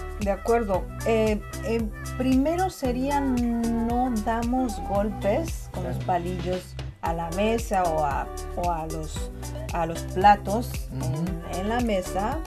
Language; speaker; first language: Spanish; non-native, fluent; Chinese